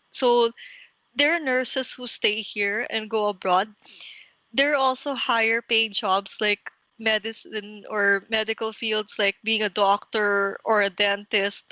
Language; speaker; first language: English; non-native, local second language; Filipino